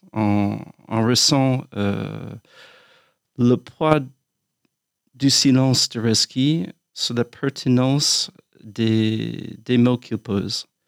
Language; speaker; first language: French; non-native, fluent; English